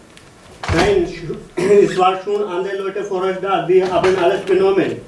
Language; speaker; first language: German; non-native, learner; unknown